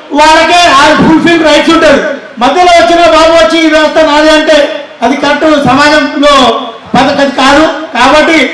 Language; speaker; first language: Telugu; non-native, local second language; Lambadi